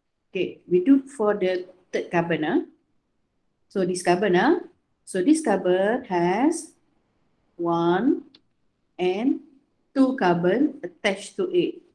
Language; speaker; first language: English; non-native, local second language; Malay